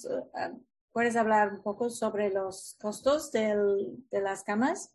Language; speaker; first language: Spanish; non-native, fluent; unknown